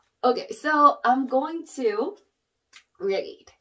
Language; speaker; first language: English; non-native, learner; Korean